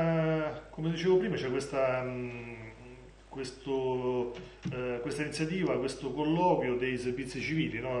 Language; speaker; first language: Italian; native; Italian